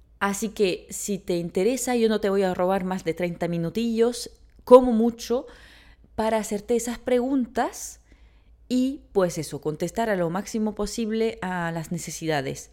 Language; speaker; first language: Spanish; non-native, fluent; French